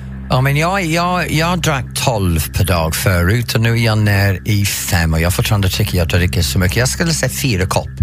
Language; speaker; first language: Swedish; non-native, fluent; English